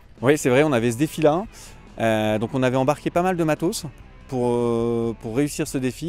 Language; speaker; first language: French; native; French